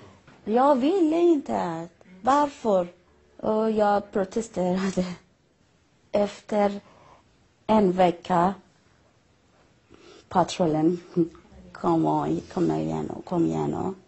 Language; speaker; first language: Swedish; non-native, learner; Persian